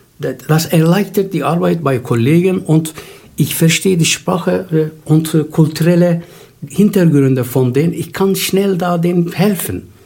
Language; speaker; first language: German; non-native, fluent; Turkish